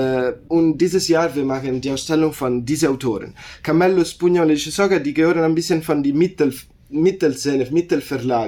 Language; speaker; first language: German; non-native, learner; Italian